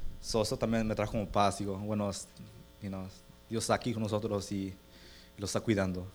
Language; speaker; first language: Spanish; early bilingual, heritage; Spanish